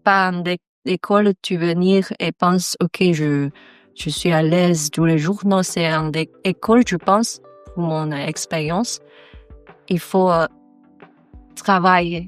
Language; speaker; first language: French; non-native, learner; Chinese